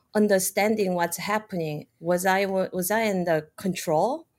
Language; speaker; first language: English; non-native, fluent; Korean